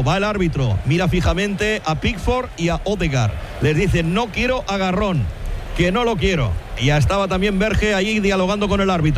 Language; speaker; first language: Spanish; native; Spanish